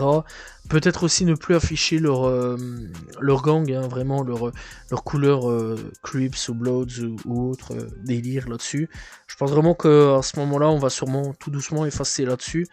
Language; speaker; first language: French; native; French